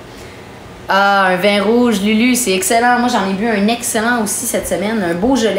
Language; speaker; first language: French; native; French